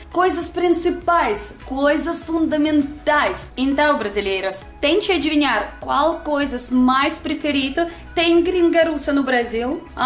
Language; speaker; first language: Portuguese; non-native, learner; Russian